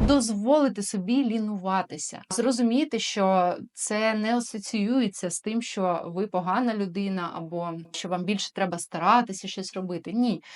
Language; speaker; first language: Ukrainian; non-native, local second language; Russian